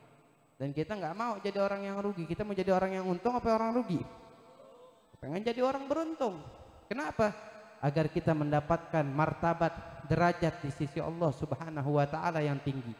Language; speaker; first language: Indonesian; native; Indonesian